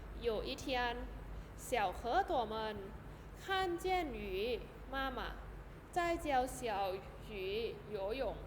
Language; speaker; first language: Chinese; non-native, fluent; Thai